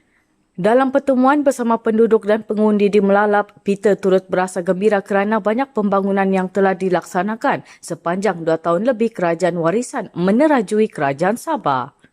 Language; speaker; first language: Malay; native; Malay